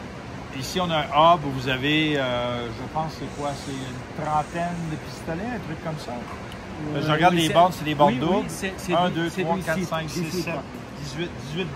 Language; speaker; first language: French; native; French